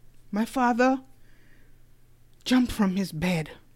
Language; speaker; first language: English; native; English